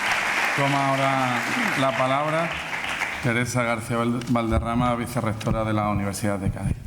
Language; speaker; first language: Spanish; native; Spanish